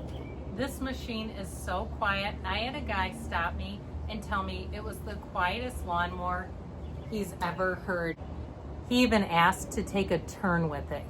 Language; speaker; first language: English; native; English